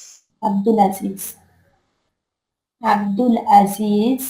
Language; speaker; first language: Arabic; non-native, learner; Bangla